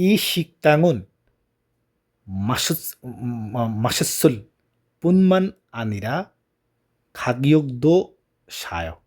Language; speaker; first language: Korean; non-native, fluent; Bangla